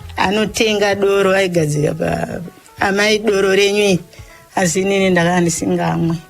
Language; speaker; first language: Shona; native; Shona